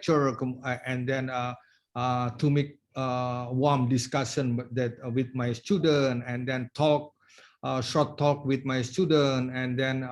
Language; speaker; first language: English; non-native, learner; Indonesian